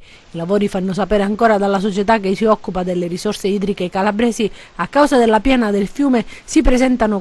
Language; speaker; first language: Italian; native; Italian